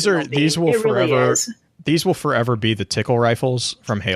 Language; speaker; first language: English; native; English